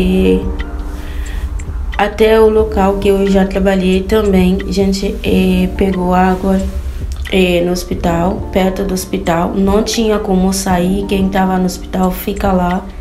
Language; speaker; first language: Portuguese; non-native, fluent; Haitian Creole